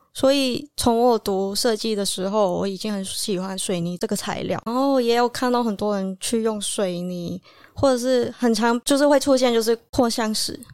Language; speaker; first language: Chinese; non-native, local second language; Cantonese